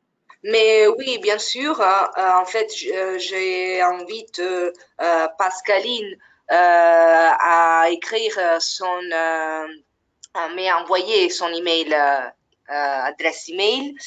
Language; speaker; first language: French; non-native, fluent; Italian